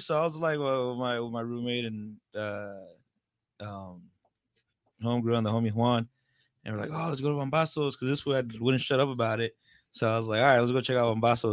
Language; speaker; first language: English; early bilingual, other home language; Spanish